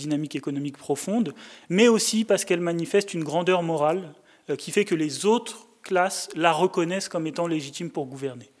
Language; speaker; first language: French; native; French